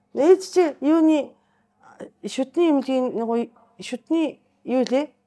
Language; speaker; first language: Mongolian; non-native, fluent; Japanese